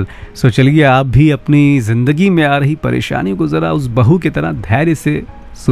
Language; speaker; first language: Hindi; native; Hindi